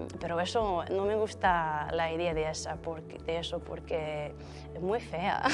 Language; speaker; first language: Spanish; non-native, fluent; English